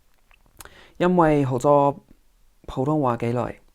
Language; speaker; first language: Chinese; non-native, fluent; English